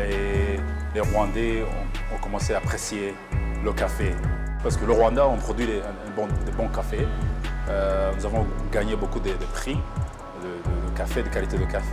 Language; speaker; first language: French; non-native, local second language; Kinyarwanda